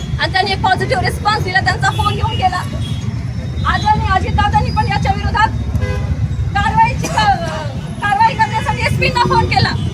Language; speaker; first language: Marathi; native; Marathi